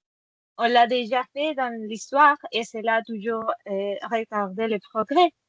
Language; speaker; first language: French; non-native, fluent; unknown